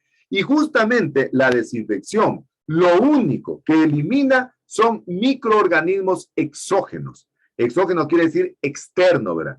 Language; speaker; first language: Spanish; native; Spanish